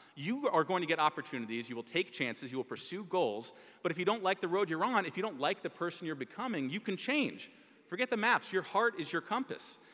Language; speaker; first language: English; native; English